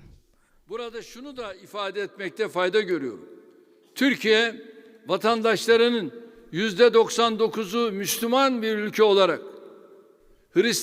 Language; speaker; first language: Turkish; native; Turkish